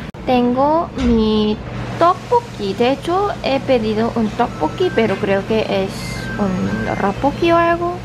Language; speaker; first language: Spanish; non-native, fluent; Korean